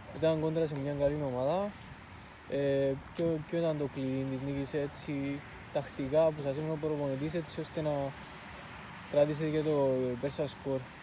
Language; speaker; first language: Greek; native; Greek